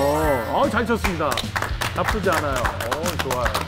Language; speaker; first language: Korean; native; Korean